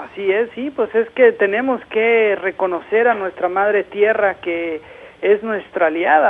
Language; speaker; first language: Spanish; native; Spanish